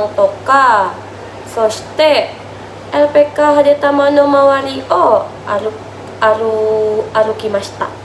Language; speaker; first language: Japanese; non-native, learner; Indonesian